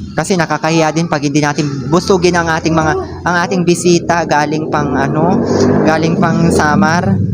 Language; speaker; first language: Filipino; native; Filipino